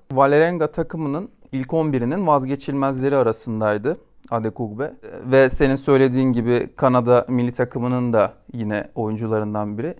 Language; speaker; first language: Turkish; native; Turkish